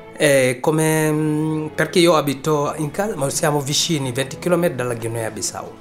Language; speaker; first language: Italian; non-native, learner; Wolof